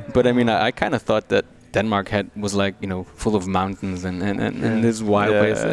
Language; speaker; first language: English; non-native, fluent; Portuguese